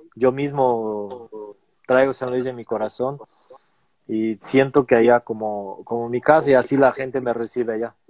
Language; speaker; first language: Spanish; non-native, fluent; Portuguese